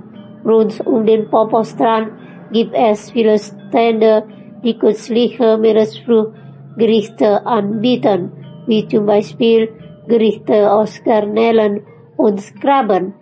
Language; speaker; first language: German; non-native, fluent; Indonesian